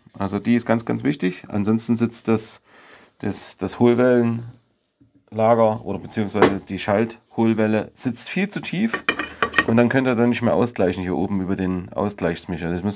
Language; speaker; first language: German; native; German